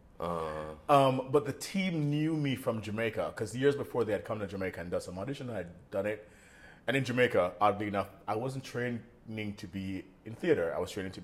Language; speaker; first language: English; native; English